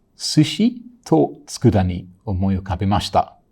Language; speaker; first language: Japanese; non-native, fluent; English